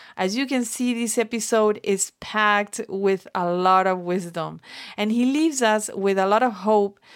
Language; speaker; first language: English; non-native, fluent; Spanish